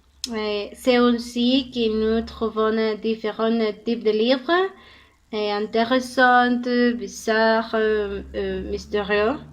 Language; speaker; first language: French; non-native, learner; Spanish